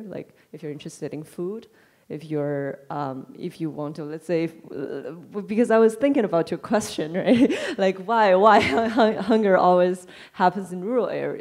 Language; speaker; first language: English; non-native, fluent; Chinese